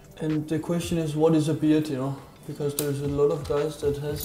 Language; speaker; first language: English; non-native, fluent; Danish